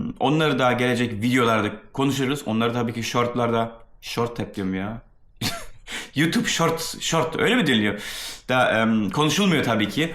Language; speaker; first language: Turkish; early bilingual, heritage; Turkish